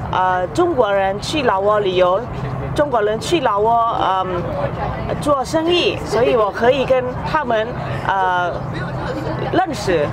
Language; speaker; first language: Chinese; non-native, fluent; Lao